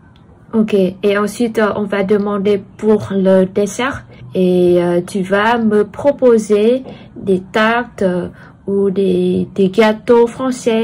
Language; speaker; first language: French; non-native, fluent; Vietnamese